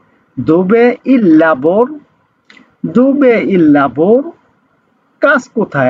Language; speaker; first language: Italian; non-native, learner; Bangla